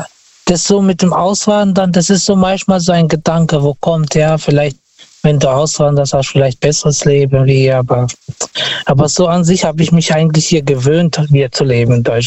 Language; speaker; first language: German; non-native, learner; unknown